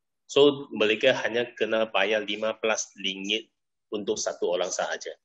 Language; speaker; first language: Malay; non-native, local second language; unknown